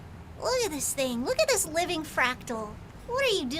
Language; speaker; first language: English; native; English